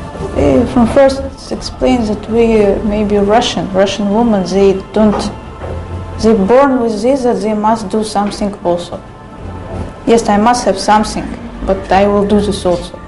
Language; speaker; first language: English; non-native, learner; Russian